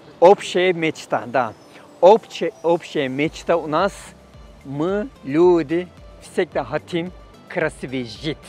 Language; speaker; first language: Russian; non-native, learner; Turkish